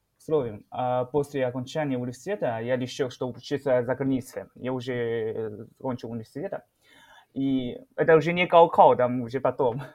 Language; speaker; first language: Russian; non-native, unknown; Chinese